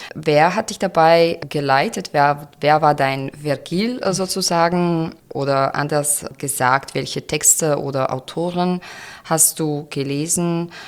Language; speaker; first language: German; non-native, fluent; Croatian